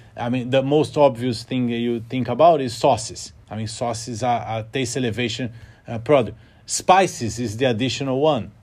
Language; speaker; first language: English; non-native, fluent; Portuguese